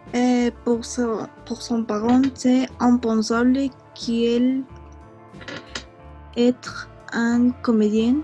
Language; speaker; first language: French; non-native, learner; Spanish